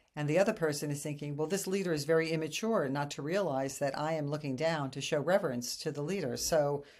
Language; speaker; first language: English; native; English